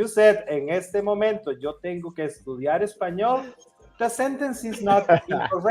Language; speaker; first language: Spanish; non-native, fluent; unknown